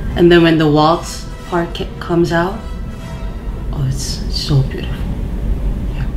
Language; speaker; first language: English; non-native, fluent; Korean